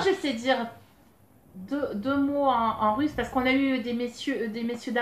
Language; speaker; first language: French; native; French